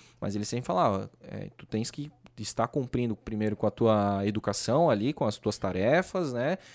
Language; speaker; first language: Portuguese; native; Portuguese